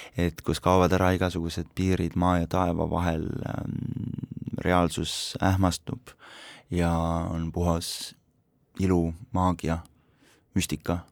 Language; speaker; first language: Estonian; native; Estonian